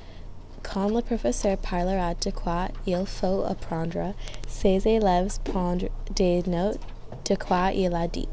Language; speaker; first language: French; non-native, learner; English